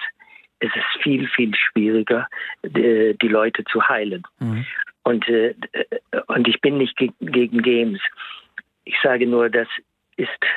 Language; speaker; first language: German; non-native, fluent; English